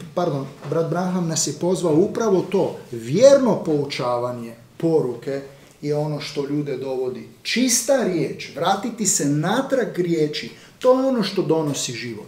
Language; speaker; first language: Croatian; native; Croatian